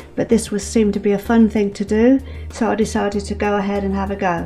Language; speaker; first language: English; native; English